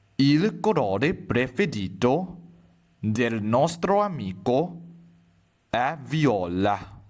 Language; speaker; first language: Italian; non-native, fluent; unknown